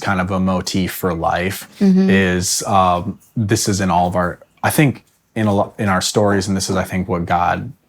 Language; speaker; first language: English; native; English